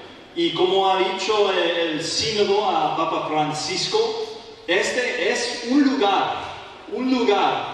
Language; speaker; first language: Spanish; non-native, learner; English